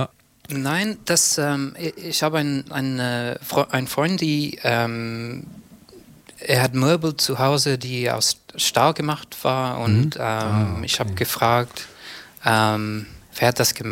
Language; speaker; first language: German; non-native, learner; English